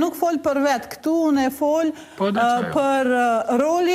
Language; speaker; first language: Albanian; non-native, local second language; Bosnian